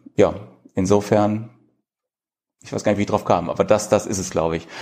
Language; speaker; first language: German; native; German